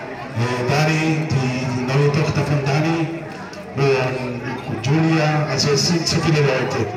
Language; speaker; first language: German; non-native, learner; Spanish